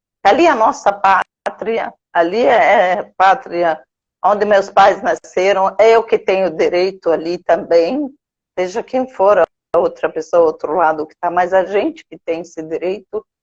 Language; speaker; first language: Portuguese; non-native, fluent; Arabic